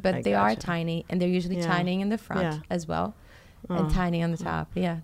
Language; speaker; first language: English; non-native, fluent; Portuguese